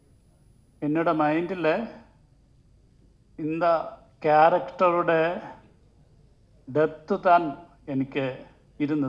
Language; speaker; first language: Tamil; non-native, learner; Malayalam